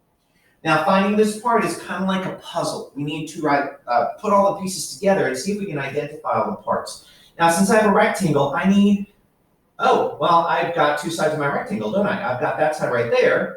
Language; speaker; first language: English; native; English